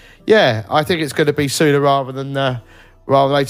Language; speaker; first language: English; native; English